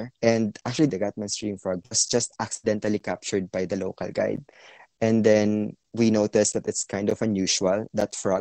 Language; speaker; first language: English; non-native, local second language; Cebuano